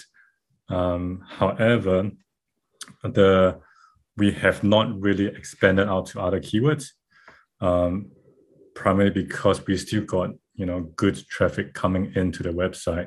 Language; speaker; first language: English; non-native, local second language; Chinese